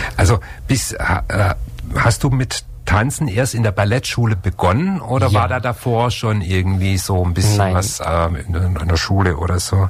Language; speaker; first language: German; native; German